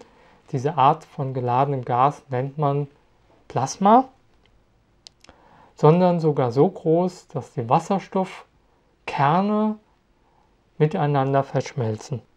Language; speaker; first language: German; native; German